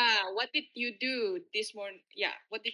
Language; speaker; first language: English; non-native, fluent; Indonesian